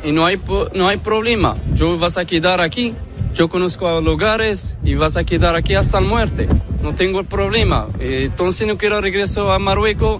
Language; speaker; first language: Spanish; non-native, learner; Arabic